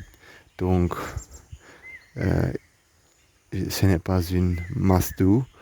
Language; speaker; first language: French; non-native, learner; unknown